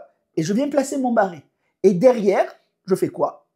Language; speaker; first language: French; native; French